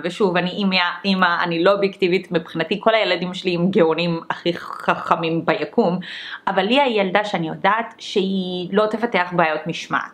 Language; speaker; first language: Hebrew; early bilingual, other home language; English